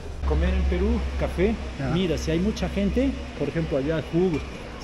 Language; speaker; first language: Spanish; non-native, learner; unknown